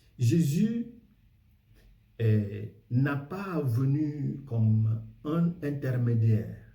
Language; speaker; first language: French; non-native, fluent; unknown